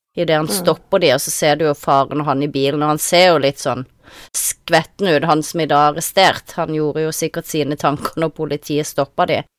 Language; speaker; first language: Norwegian; native; Norwegian